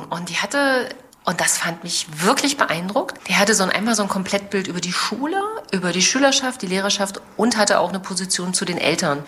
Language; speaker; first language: German; native; German